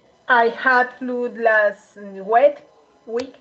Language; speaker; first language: English; non-native, learner; Spanish